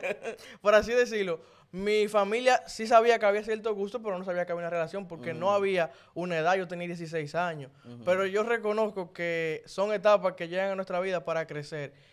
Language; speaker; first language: Spanish; native; Spanish